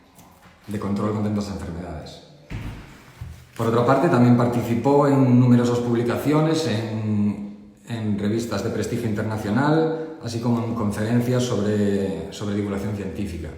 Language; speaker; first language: Spanish; native; Spanish